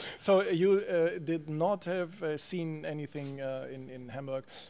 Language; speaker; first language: English; non-native, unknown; German